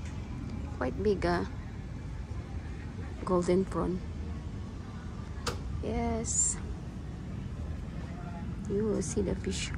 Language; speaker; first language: English; non-native, local second language; Filipino